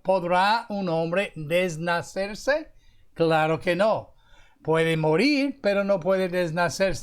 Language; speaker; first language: Spanish; non-native, fluent; English